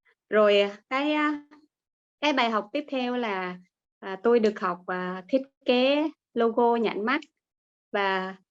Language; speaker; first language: Vietnamese; native; Vietnamese